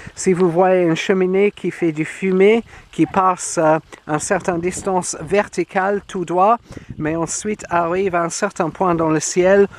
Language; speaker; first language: French; non-native, fluent; English